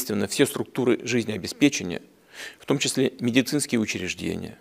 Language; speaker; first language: Russian; native; Russian